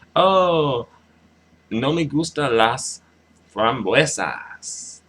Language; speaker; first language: Spanish; non-native, learner; English